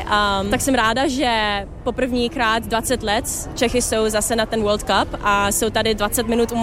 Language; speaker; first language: Czech; early bilingual, heritage; Czech